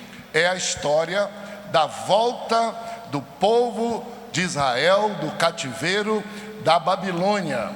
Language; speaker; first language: Portuguese; native; Portuguese